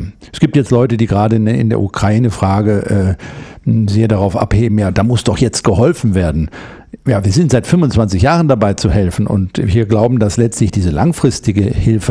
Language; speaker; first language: German; native; German